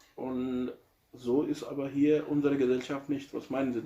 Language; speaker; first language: German; non-native, learner; Urdu